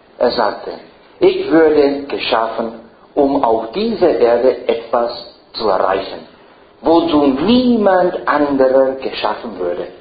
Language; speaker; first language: German; non-native, fluent; English